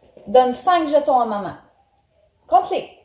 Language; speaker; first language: French; native; French